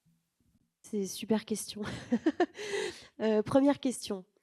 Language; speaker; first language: French; native; French